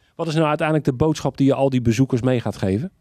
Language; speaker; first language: Dutch; native; Dutch